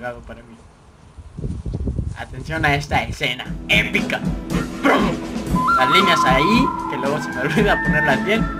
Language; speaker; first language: Spanish; native; Spanish